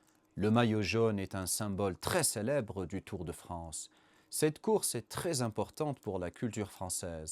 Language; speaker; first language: French; non-native, learner; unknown